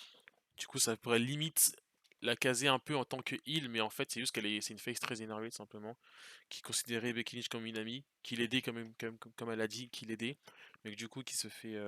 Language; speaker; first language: French; native; French